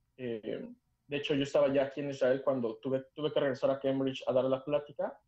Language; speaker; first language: Spanish; native; Spanish